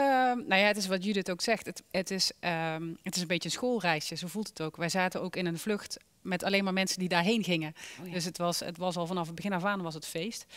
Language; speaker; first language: Dutch; native; Dutch